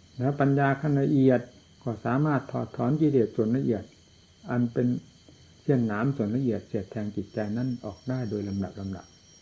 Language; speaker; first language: Thai; non-native, local second language; Northeastern Thai